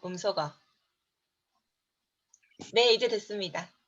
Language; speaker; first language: Korean; native; Korean